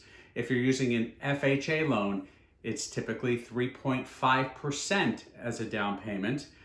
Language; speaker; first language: English; native; English